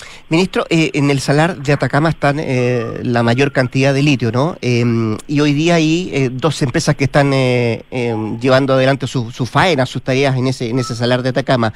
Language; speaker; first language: Spanish; native; Spanish